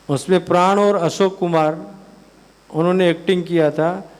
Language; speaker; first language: Hindi; non-native, local second language; Gujarati